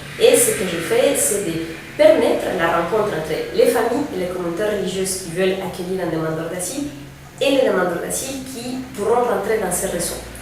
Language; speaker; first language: French; non-native, fluent; Spanish